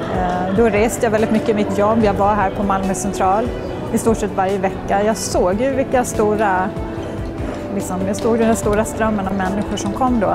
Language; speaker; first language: Swedish; native; Swedish